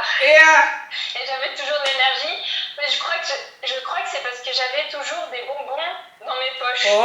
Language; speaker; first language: French; early bilingual, heritage; Portuguese